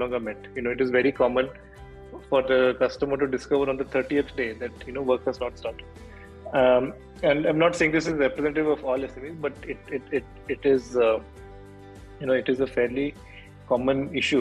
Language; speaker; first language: English; non-native, local second language; Odia